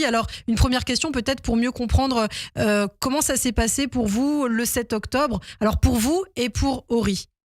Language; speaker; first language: French; native; French